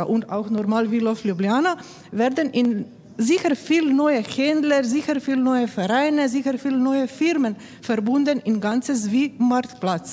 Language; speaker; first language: German; non-native, learner; Slovenian